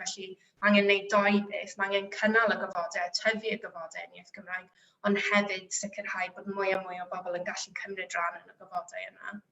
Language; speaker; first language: Welsh; native; Welsh